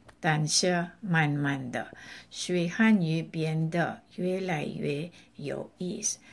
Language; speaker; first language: Chinese; non-native, learner; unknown